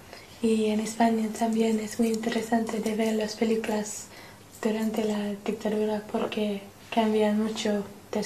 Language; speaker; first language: Spanish; non-native, learner; English